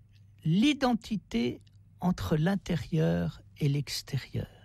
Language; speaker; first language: French; native; French